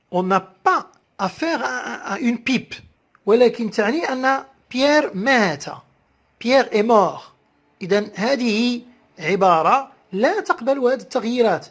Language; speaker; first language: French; non-native, local second language; Arabic